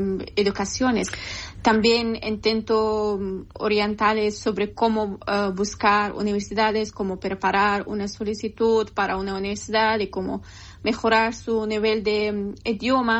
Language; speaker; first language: Spanish; non-native, learner; Persian